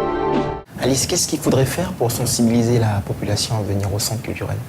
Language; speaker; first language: French; native; French